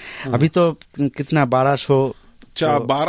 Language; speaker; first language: Hindi; non-native, learner; Bangla